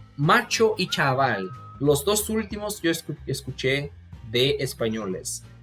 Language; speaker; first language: Spanish; non-native, fluent; Portuguese